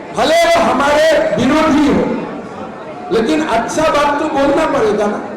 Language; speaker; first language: Hindi; non-native, local second language; Assamese